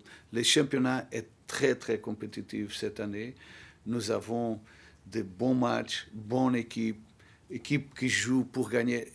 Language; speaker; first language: French; non-native, fluent; Portuguese